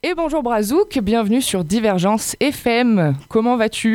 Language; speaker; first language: French; native; French